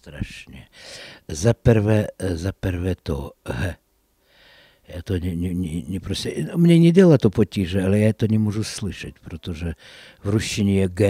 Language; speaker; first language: Czech; non-native, fluent; Russian